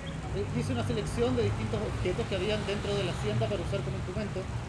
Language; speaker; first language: Spanish; native; Spanish